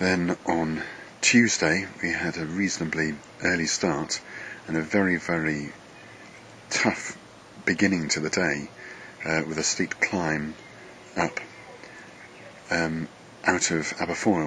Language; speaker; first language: English; native; English